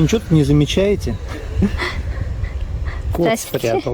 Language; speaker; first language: Russian; native; Russian